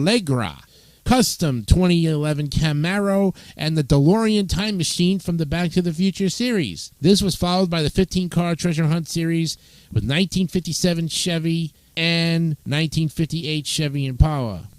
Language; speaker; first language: English; native; English